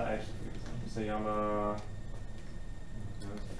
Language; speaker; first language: Spanish; non-native, fluent; English